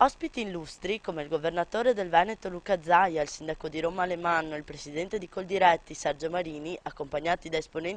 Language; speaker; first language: Italian; native; Italian